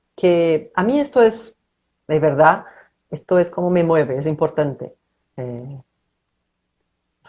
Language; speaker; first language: Spanish; non-native, fluent; Portuguese